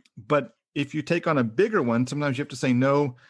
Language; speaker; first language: English; native; English